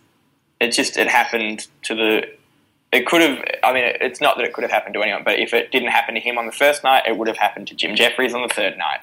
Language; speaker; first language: English; native; English